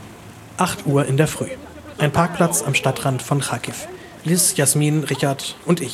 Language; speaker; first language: German; native; German